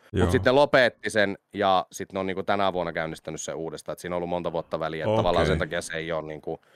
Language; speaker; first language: Finnish; native; Finnish